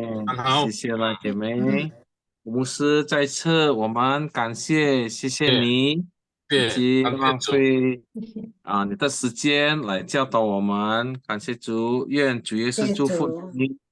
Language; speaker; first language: Chinese; non-native, learner; Indonesian